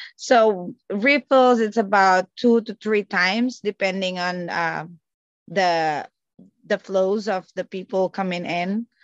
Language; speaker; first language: English; non-native, local second language; Filipino